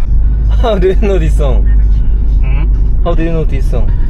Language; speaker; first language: English; non-native, learner; Korean